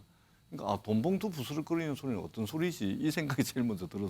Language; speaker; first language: Korean; native; Korean